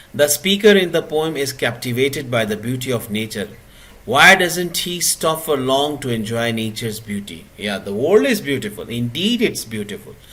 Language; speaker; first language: English; non-native, local second language; Urdu